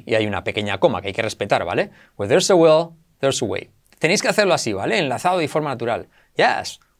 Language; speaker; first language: Spanish; native; Spanish